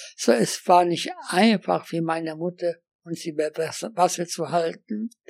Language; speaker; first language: German; non-native, fluent; Polish